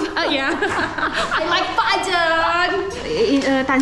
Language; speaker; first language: English; non-native, learner; Indonesian